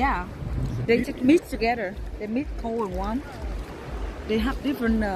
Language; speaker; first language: English; non-native, learner; Vietnamese